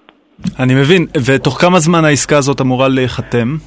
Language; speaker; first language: Hebrew; native; Hebrew